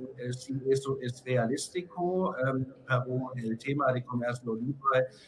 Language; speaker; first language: Spanish; non-native, fluent; German